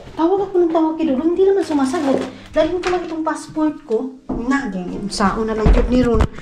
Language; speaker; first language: Filipino; non-native, local second language; Cebuano